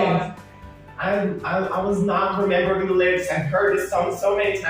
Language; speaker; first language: English; non-native, fluent; Portuguese